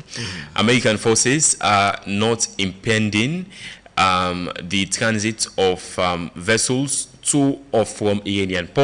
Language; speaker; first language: English; non-native, local second language; Krio